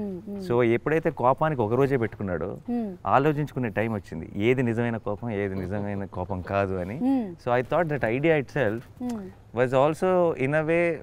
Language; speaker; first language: Telugu; native; Telugu